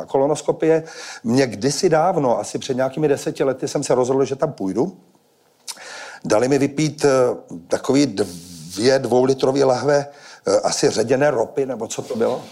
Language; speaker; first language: Czech; native; Czech